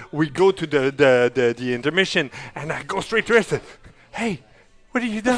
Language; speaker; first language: English; non-native, fluent; French